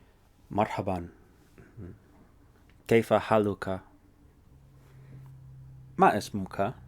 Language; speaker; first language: Arabic; non-native, fluent; English